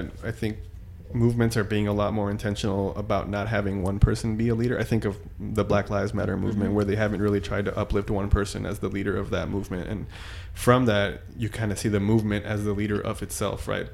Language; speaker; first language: English; native; English